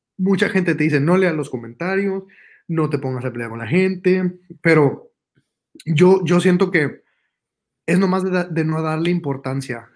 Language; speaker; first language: Spanish; early bilingual, heritage; Spanish